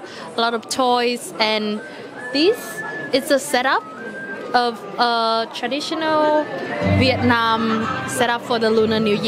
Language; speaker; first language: English; non-native, fluent; Vietnamese